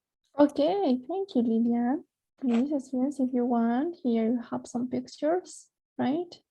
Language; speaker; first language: English; non-native, fluent; Spanish